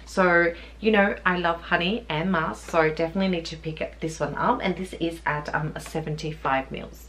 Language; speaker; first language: English; native; English